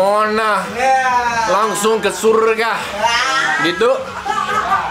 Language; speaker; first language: Indonesian; non-native, learner; English